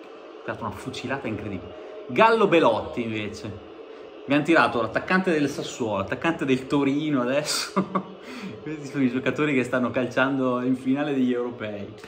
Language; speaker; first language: Italian; native; Italian